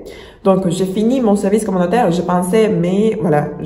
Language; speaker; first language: French; non-native, fluent; Spanish